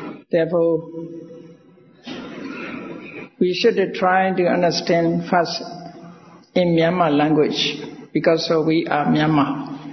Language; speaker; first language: English; non-native, fluent; Burmese